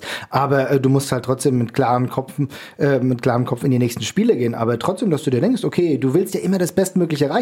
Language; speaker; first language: German; native; German